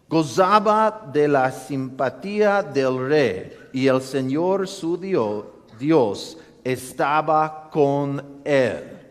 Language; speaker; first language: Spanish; non-native, learner; English